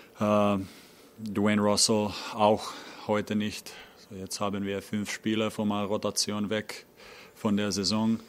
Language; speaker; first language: German; non-native, learner; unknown